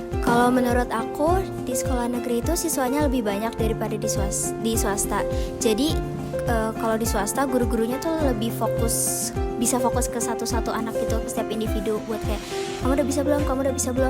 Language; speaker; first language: Indonesian; native; Indonesian